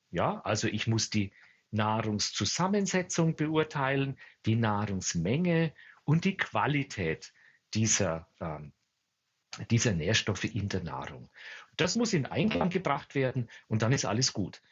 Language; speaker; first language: German; native; German